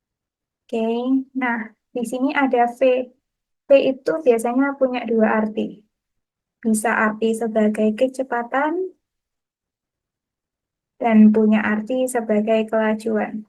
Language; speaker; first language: Indonesian; native; Indonesian